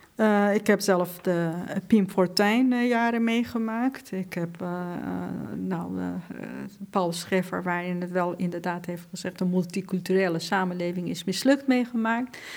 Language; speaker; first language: Dutch; non-native, fluent; Persian